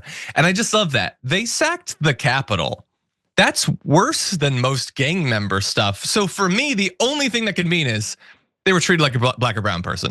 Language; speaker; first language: English; native; English